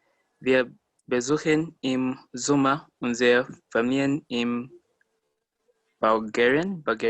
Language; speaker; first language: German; non-native, learner; English